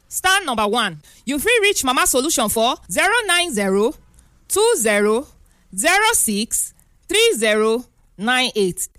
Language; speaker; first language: Nigerian Pidgin; native; Nigerian Pidgin